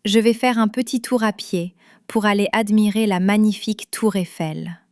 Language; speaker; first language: French; non-native, fluent; English